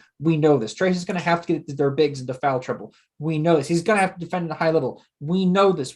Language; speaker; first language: English; native; English